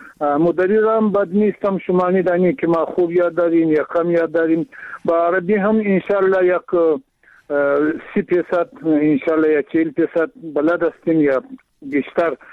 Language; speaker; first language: Persian; non-native, local second language; Pashto